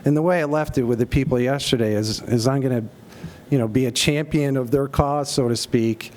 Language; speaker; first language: English; native; English